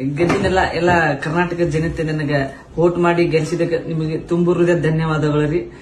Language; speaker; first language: Kannada; non-native, local second language; Lambadi